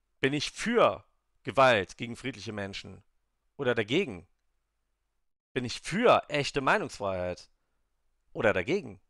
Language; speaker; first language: German; native; German